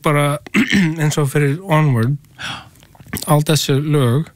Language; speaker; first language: Icelandic; non-native, learner; English